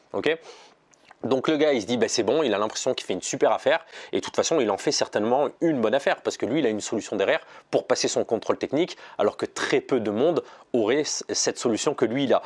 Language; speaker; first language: French; native; French